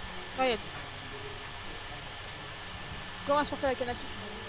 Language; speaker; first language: French; native; French